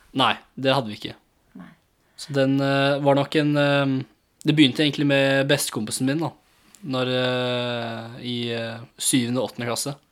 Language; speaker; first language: Norwegian; early bilingual, other home language; English